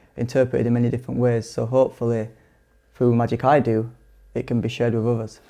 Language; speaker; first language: English; native; English